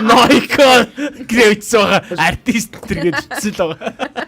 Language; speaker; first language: Mongolian; native; Mongolian